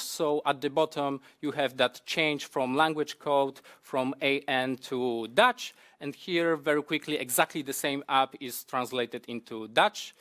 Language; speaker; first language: English; non-native, fluent; Polish